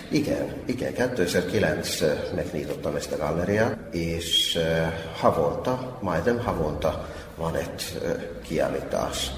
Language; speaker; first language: Hungarian; non-native, fluent; Finnish